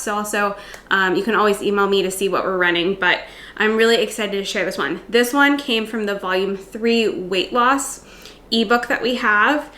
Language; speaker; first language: English; native; English